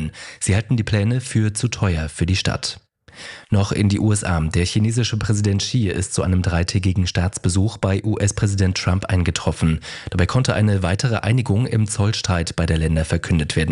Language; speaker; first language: German; native; German